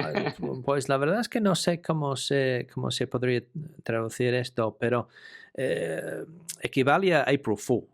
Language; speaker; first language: Spanish; non-native, fluent; English